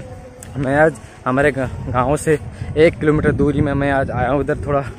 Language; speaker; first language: Hindi; non-native, local second language; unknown